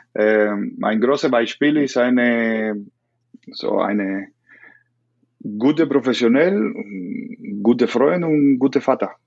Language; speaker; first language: German; non-native, learner; Spanish